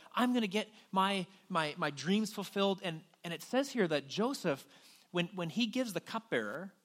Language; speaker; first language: English; native; English